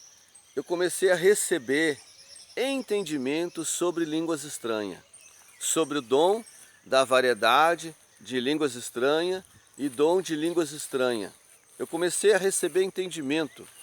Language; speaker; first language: Portuguese; native; Portuguese